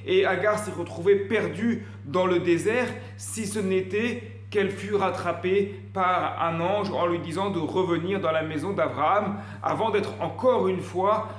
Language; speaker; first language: French; native; French